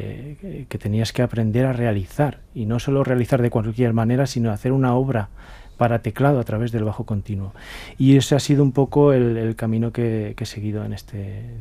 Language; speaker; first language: Spanish; native; Spanish